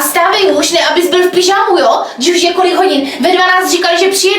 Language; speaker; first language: Czech; native; Czech